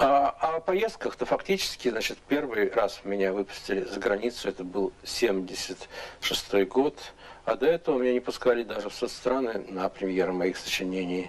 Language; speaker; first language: Russian; native; Russian